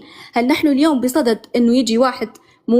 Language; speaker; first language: Arabic; native; Arabic